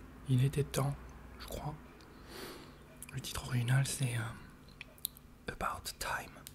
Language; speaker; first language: French; native; French